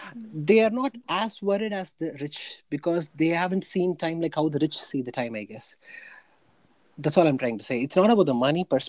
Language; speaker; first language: English; non-native, local second language; Tamil